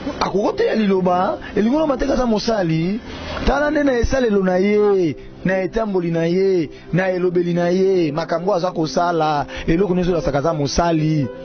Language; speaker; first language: Lingala; native; Lingala